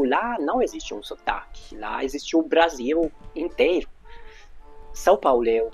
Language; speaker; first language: Portuguese; non-native, fluent; Hungarian